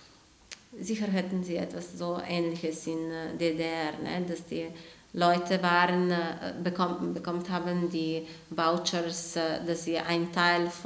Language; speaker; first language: German; non-native, fluent; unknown